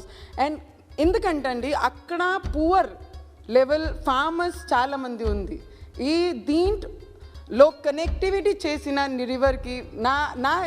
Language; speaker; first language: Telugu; non-native, learner; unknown